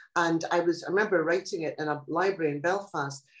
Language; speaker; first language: English; non-native, local second language; Italian